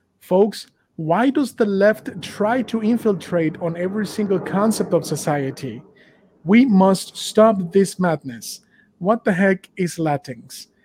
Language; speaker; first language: English; non-native, fluent; Spanish